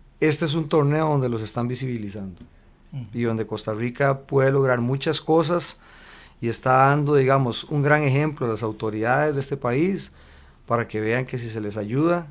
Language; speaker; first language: Spanish; native; Spanish